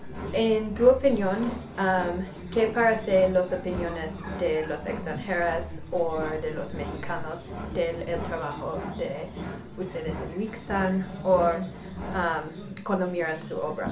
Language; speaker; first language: Spanish; non-native, learner; English